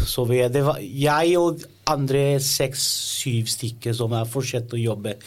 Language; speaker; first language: Norwegian; non-native, learner; Italian